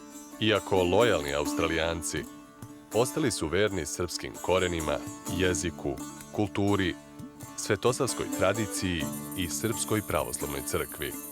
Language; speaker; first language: Bosnian; native; Bosnian